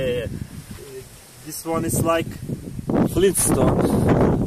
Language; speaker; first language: English; non-native, learner; Turkish